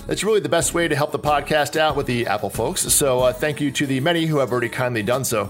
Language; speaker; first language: English; native; English